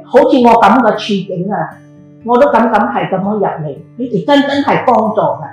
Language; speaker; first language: Cantonese; native; Cantonese